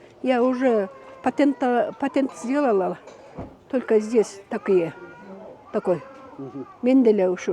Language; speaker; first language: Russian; non-native, local second language; Kyrgyz